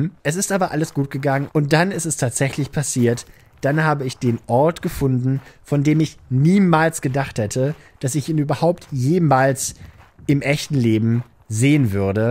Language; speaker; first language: German; native; German